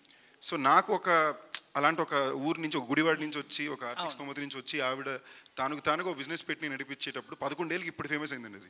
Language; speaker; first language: Telugu; native; Telugu